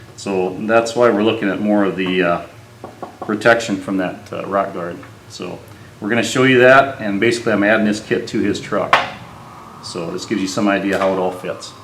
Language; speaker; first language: English; native; English